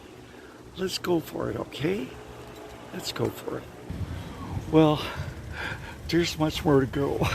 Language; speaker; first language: English; non-native, fluent; Spanish